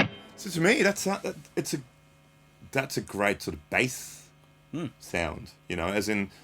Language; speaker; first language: English; native; English